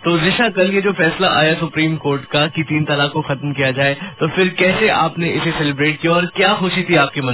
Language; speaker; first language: Hindi; native; Hindi